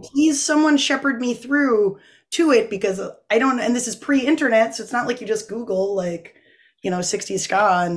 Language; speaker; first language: English; native; English